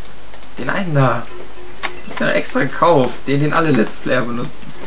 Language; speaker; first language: German; early bilingual, other home language; Turkish